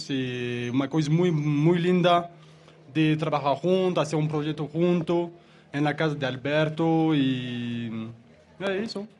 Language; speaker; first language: Spanish; non-native, learner; French